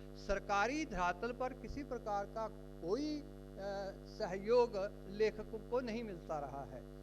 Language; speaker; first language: Hindi; non-native, local second language; Punjabi